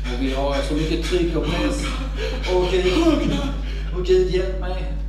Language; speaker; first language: Swedish; native; Swedish